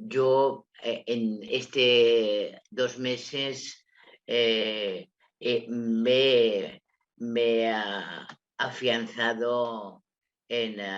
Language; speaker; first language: Spanish; non-native, local second language; Catalan